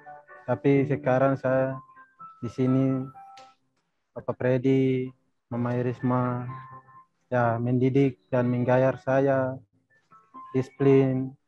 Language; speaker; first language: Indonesian; non-native, local second language; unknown